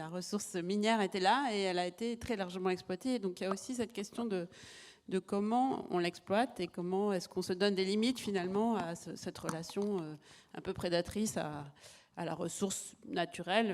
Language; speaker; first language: French; native; French